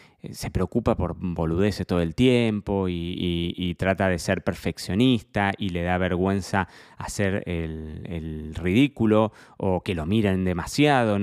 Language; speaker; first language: Spanish; native; Spanish